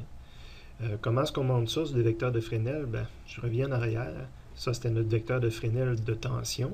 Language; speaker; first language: French; native; French